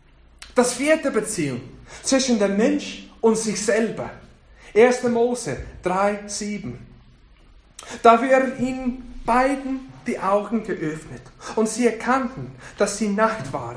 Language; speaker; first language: German; non-native, fluent; English